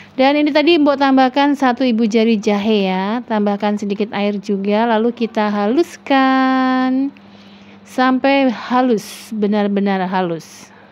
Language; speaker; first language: Indonesian; non-native, local second language; Javanese